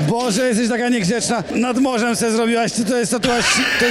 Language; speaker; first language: Polish; native; Polish